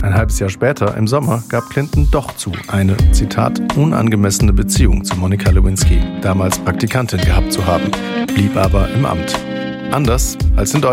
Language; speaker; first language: German; native; German